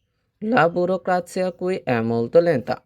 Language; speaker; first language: Italian; non-native, fluent; Bangla